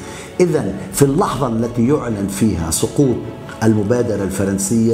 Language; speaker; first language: Arabic; native; Arabic